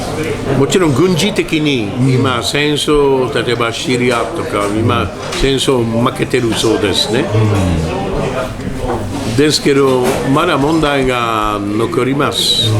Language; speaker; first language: Japanese; non-native, learner; French